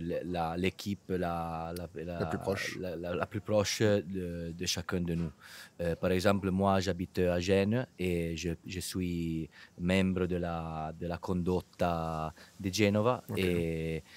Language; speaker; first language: French; non-native, fluent; Italian